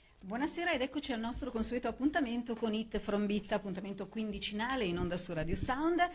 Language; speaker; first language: Italian; native; Italian